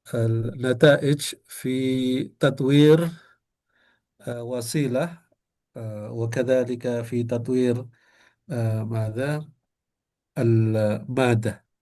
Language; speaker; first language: Arabic; non-native, fluent; Indonesian